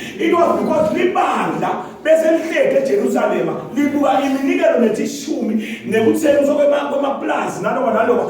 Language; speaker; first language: Zulu; non-native, local second language; Swati